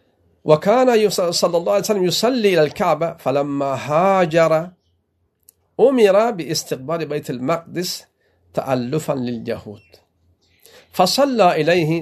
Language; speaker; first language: Arabic; non-native, fluent; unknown